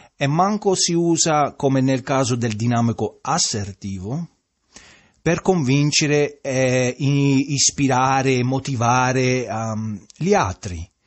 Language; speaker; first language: Italian; non-native, fluent; English